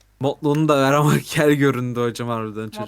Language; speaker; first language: Turkish; native; Turkish